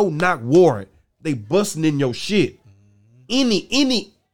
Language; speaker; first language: English; native; English